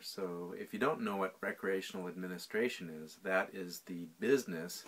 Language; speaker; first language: English; native; English